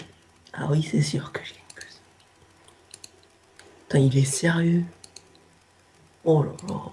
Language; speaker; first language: French; native; French